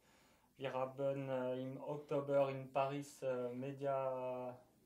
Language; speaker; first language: German; non-native, learner; French